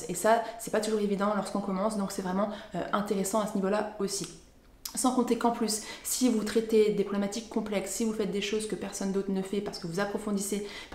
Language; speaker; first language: French; native; French